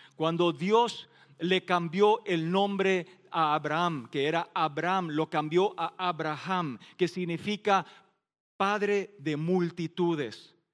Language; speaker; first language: Spanish; non-native, local second language; Plautdietsch